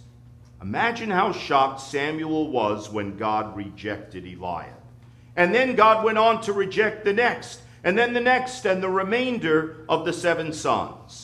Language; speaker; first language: English; native; English